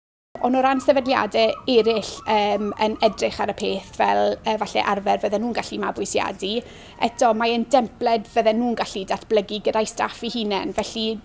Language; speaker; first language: Welsh; native; Welsh